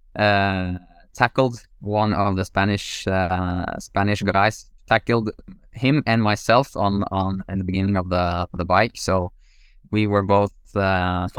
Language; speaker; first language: English; non-native, fluent; Norwegian